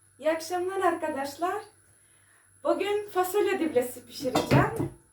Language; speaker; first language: Turkish; native; Turkish